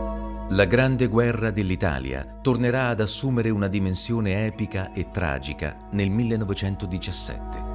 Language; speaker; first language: Italian; native; Italian